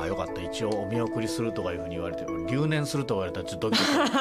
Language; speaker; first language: Japanese; native; Japanese